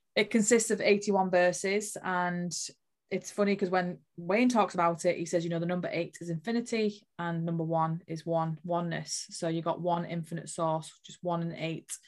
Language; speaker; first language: English; native; English